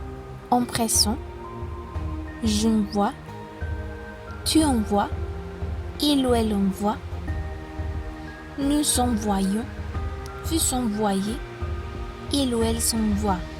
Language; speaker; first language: French; non-native, fluent; Spanish